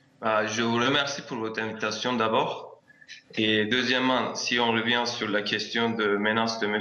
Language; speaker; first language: French; non-native, fluent; Turkish